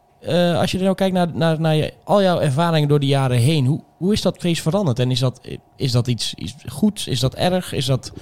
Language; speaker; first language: Dutch; native; Dutch